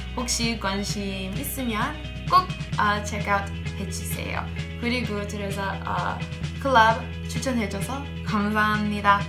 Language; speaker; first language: Korean; non-native, learner; English